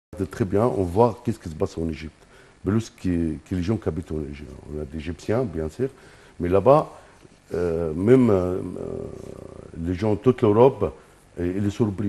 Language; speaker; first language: French; non-native, fluent; Arabic